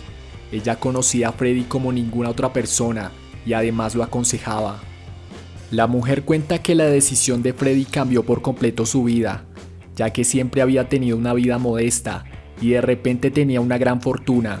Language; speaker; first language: Spanish; native; Spanish